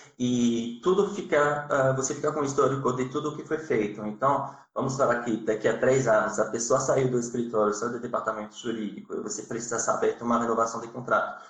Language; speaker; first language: Portuguese; non-native, fluent; French